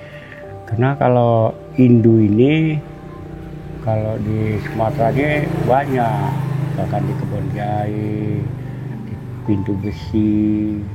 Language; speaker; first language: Indonesian; non-native, local second language; Balinese